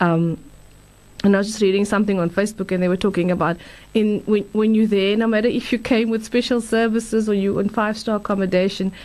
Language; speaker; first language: English; native; English